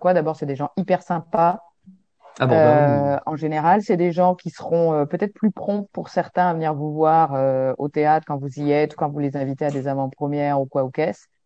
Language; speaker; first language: French; native; French